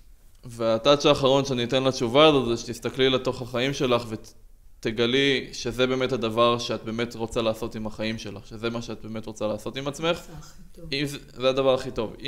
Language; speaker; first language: Hebrew; native; Hebrew